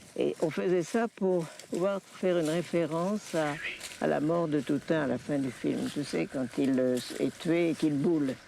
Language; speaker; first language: French; early bilingual, other home language; Polish